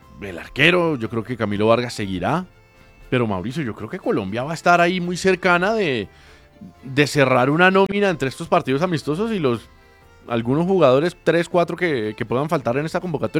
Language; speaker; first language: Spanish; native; Spanish